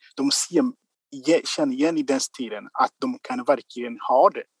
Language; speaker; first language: Swedish; non-native, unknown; Kinyarwanda